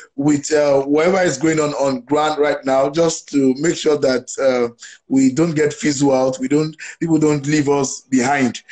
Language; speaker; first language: English; non-native, local second language; Yoruba